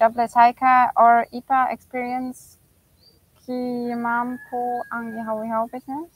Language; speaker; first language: English; non-native, fluent; German